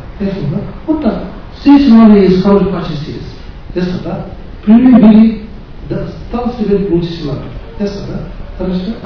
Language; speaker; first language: Russian; non-native, learner; Tibetan